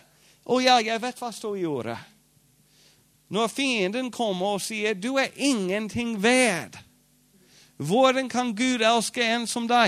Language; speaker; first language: Norwegian; non-native, fluent; English